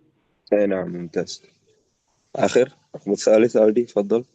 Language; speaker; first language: Arabic; non-native, fluent; Indonesian